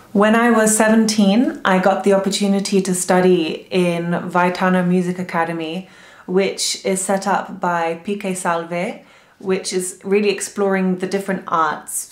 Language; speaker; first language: English; native; English